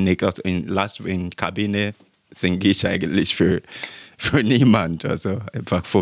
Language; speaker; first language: German; non-native, learner; English